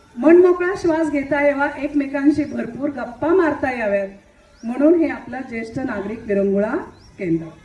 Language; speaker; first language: Marathi; native; Marathi